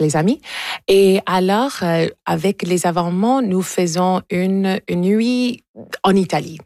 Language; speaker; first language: French; non-native, local second language; English